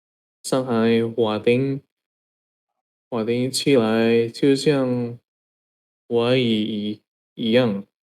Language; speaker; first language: Chinese; non-native, learner; Indonesian